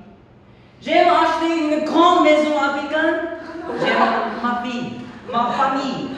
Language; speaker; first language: French; non-native, learner; Chinese